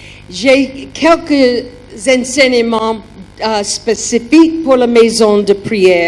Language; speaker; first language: French; non-native, learner; German